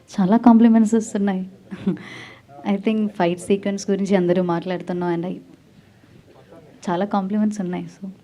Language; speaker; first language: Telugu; non-native, learner; Malayalam